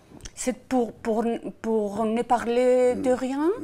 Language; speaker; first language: French; non-native, fluent; Spanish